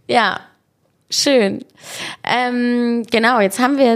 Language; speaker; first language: German; native; German